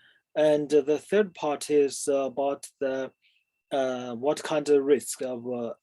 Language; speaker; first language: English; non-native, fluent; Chinese